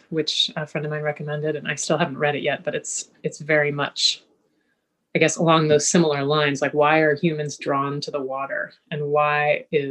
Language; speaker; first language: English; native; English